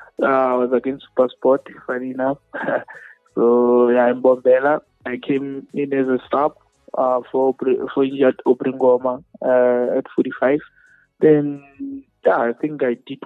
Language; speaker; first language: English; non-native, local second language; Northern Sotho